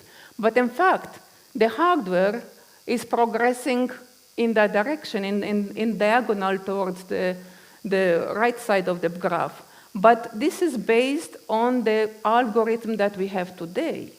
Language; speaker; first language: English; non-native, fluent; Romanian